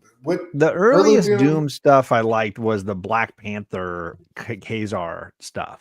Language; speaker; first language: English; native; English